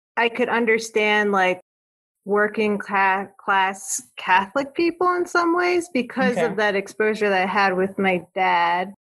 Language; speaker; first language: English; native; English